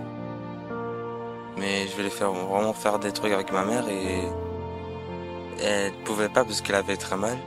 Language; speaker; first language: French; early bilingual, other home language; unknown